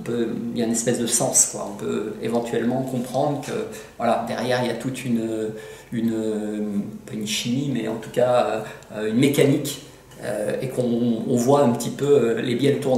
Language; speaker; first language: French; native; French